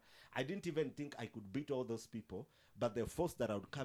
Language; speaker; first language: English; non-native, local second language; Swahili